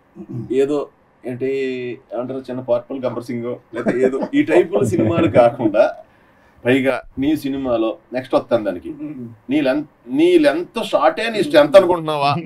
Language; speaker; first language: Telugu; native; Telugu